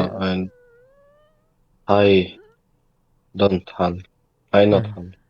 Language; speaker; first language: English; non-native, learner; Russian